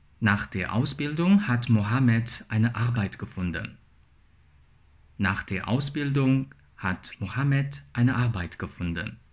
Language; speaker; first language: German; non-native, fluent; Chinese